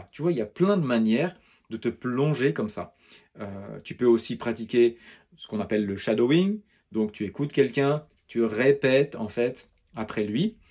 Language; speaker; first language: French; native; French